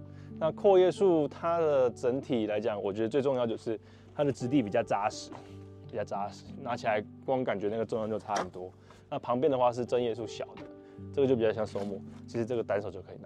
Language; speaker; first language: Chinese; native; Chinese